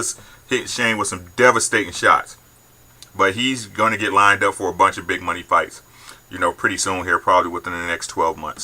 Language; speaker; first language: English; native; English